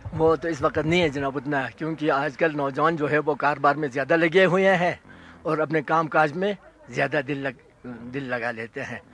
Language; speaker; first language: Urdu; non-native, local second language; Ladakhi